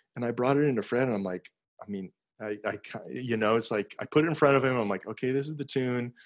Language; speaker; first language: English; native; English